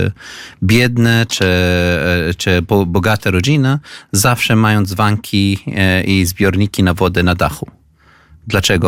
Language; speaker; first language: Polish; non-native, fluent; Arabic